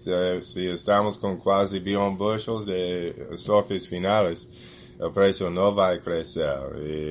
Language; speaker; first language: Portuguese; non-native, fluent; English